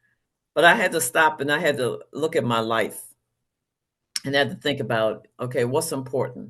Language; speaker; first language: English; native; English